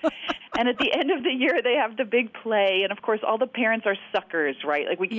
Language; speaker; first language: English; native; English